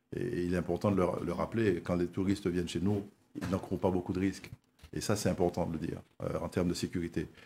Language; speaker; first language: French; native; French